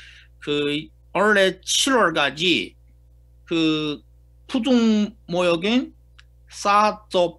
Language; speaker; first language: Korean; non-native, fluent; Chinese